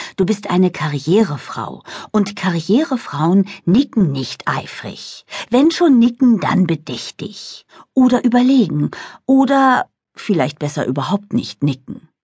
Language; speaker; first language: German; native; German